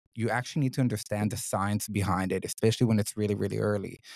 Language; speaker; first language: English; non-native, fluent; Hebrew